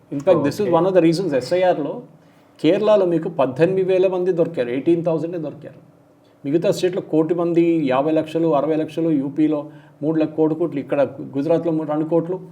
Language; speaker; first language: Telugu; non-native, local second language; Malayalam